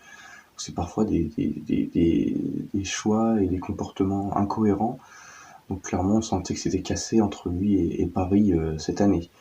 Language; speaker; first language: French; native; French